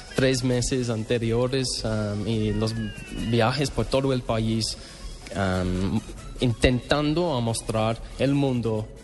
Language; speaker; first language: Spanish; non-native, learner; English